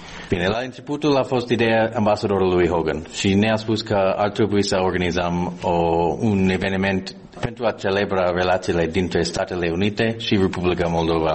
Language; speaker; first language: Romanian; non-native, fluent; English